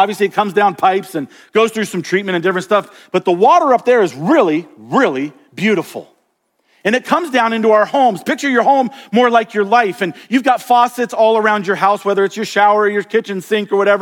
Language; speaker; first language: English; native; English